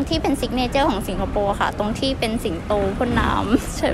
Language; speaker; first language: Thai; native; Thai